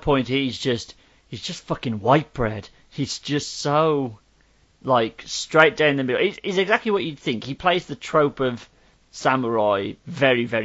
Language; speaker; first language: English; native; English